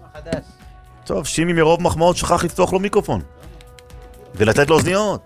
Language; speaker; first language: Hebrew; native; Hebrew